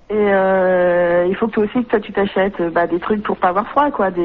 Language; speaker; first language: French; native; French